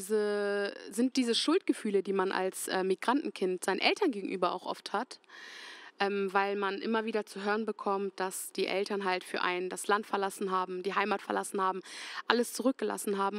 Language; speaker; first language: German; early bilingual, other home language; Albanian